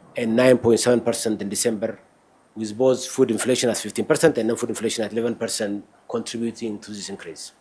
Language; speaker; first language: English; non-native, local second language; Amharic